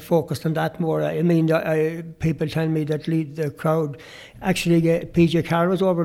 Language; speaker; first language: English; native; English